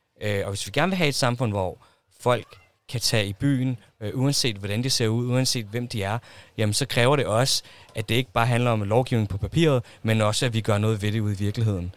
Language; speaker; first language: Danish; early bilingual, other home language; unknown